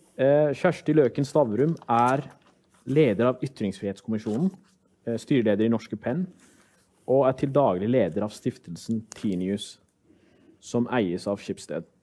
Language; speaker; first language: Norwegian; early bilingual, other home language; Somali